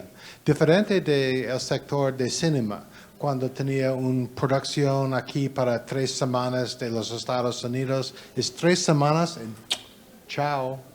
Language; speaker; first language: Spanish; non-native, learner; English